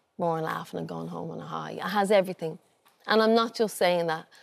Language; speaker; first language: English; native; English